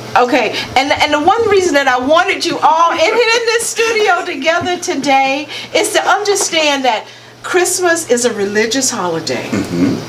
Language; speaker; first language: English; native; English